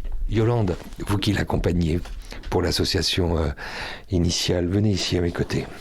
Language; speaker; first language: French; native; French